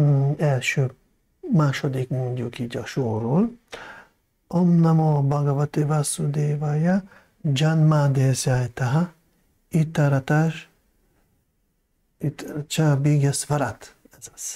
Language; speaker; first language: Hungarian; non-native, fluent; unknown